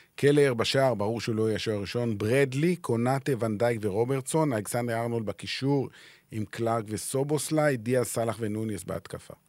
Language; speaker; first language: Hebrew; native; Hebrew